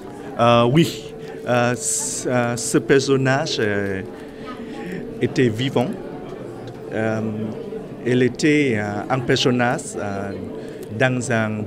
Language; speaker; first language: French; non-native, learner; Vietnamese